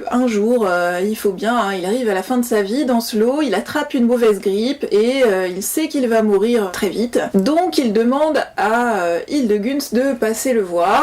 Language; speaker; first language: French; native; French